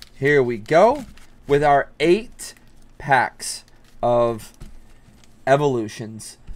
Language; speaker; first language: English; native; English